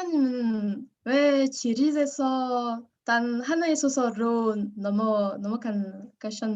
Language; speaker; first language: Korean; non-native, learner; French